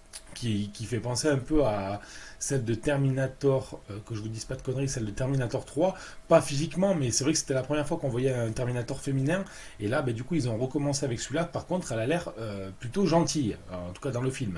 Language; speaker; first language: French; native; French